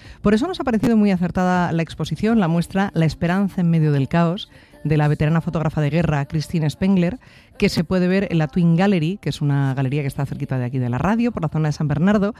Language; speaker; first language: Spanish; native; Spanish